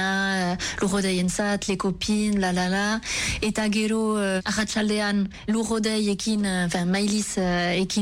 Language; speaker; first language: Basque; non-native, local second language; French